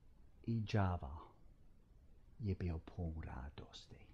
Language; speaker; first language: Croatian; early bilingual, heritage; English